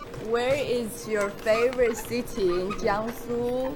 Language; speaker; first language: English; non-native, fluent; Chinese